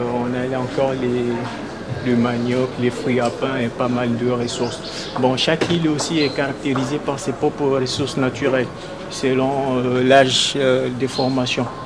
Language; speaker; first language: French; non-native, local second language; Comorian